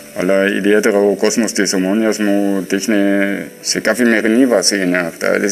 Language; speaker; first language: Greek; non-native, fluent; German